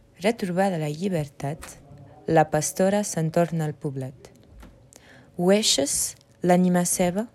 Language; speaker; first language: Catalan; non-native, local second language; French